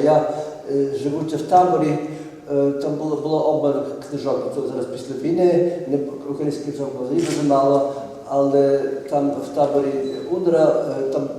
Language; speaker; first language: Ukrainian; early bilingual, heritage; Ukrainian